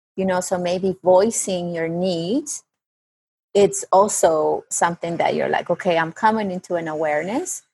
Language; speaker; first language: English; non-native, fluent; Spanish